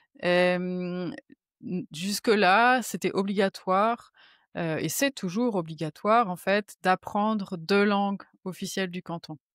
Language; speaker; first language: French; native; French